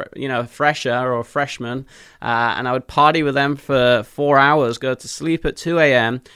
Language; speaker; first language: English; native; English